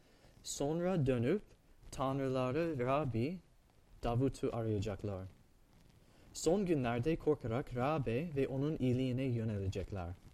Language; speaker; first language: Turkish; non-native, fluent; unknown